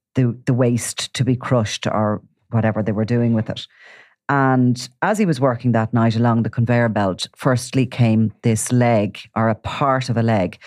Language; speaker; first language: English; native; English